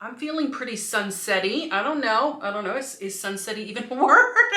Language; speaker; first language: English; native; English